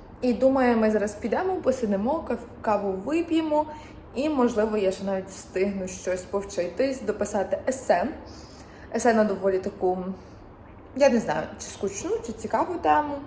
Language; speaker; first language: Ukrainian; native; Ukrainian